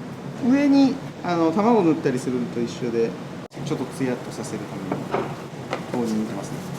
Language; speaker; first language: Japanese; native; Japanese